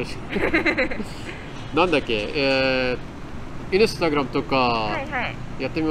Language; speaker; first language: Japanese; non-native, learner; Khmer